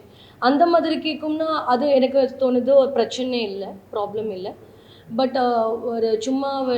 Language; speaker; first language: Tamil; non-native, learner; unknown